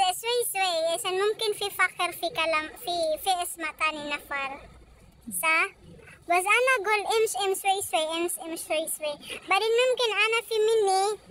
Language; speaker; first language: Arabic; non-native, learner; Filipino